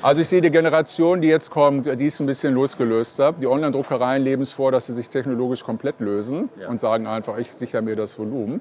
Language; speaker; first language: German; native; German